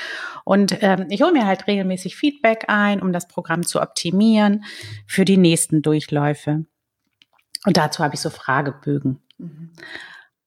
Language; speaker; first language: German; native; German